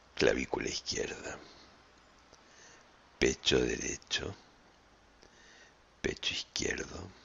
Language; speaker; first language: Spanish; native; Spanish